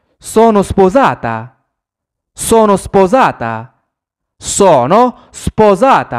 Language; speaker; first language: Italian; non-native, fluent; Arabic